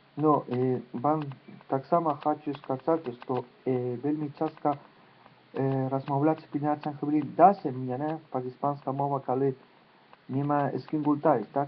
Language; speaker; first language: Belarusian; non-native, learner; Spanish